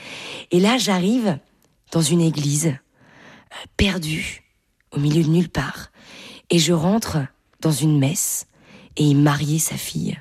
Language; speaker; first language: French; native; French